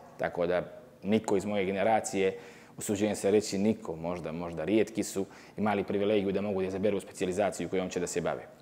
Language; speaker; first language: Serbian; native; Serbian